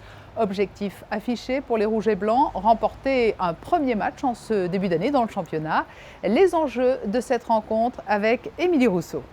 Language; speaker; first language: French; native; French